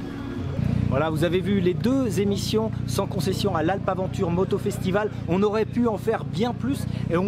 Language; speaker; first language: French; native; French